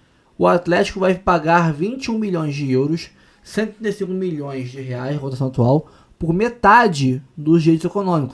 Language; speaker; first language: Portuguese; native; Portuguese